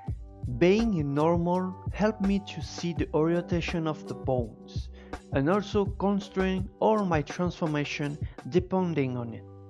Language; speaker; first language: English; non-native, fluent; French